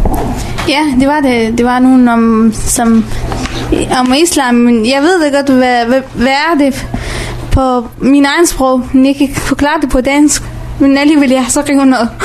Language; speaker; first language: Danish; early bilingual, other home language; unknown